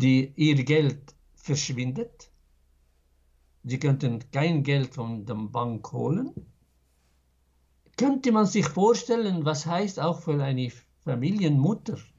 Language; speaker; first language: German; non-native, fluent; Arabic